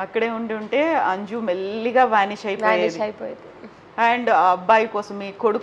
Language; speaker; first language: Telugu; native; Telugu